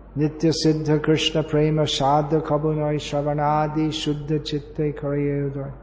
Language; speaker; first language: Hindi; non-native, fluent; English